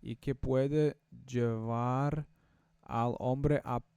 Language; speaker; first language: Spanish; non-native, learner; English